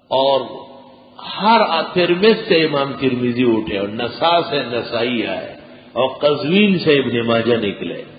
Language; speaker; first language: Urdu; non-native, local second language; Pashto